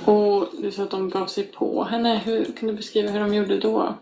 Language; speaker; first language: Swedish; native; Swedish